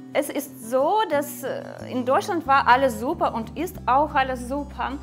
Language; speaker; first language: German; non-native, fluent; Russian